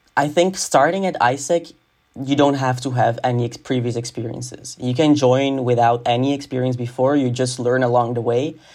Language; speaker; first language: English; non-native, fluent; Dutch